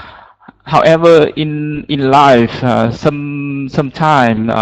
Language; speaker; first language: English; non-native, learner; Vietnamese